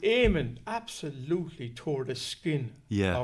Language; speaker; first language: English; native; English